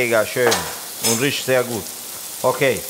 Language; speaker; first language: German; non-native, learner; Italian